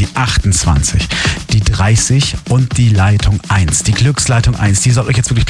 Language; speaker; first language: German; native; German